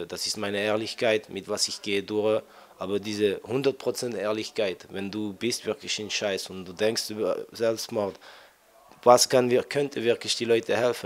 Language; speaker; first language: German; non-native, fluent; French